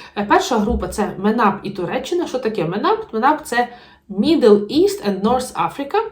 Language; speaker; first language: Ukrainian; native; Ukrainian